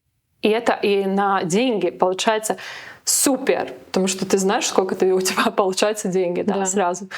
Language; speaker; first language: Russian; non-native, local second language; Latvian